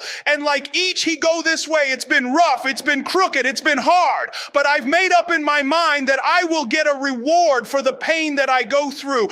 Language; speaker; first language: English; native; English